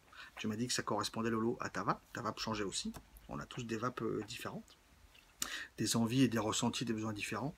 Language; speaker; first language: French; native; French